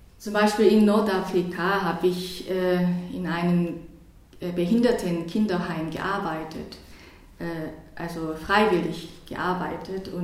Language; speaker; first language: German; non-native, fluent; Korean